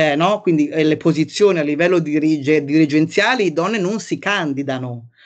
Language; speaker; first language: Italian; native; Italian